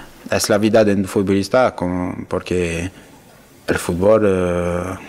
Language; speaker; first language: Spanish; non-native, learner; French